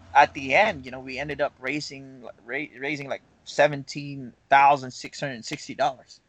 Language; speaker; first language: English; non-native, local second language; Filipino